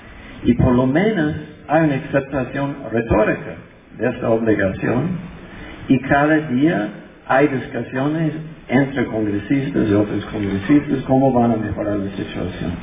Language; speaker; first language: Spanish; non-native, fluent; English